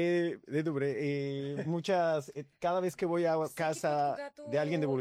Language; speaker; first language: Bulgarian; non-native, learner; Spanish